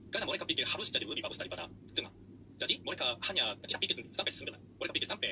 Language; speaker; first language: Indonesian; non-native, learner; Korean